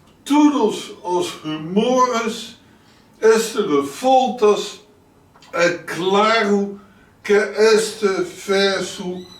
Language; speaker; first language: Portuguese; non-native, learner; Dutch